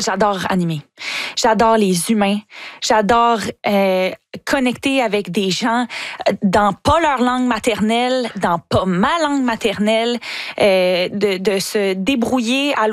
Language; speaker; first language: French; native; French